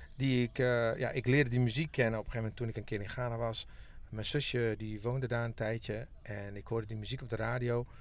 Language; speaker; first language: Dutch; non-native, local second language; Western Frisian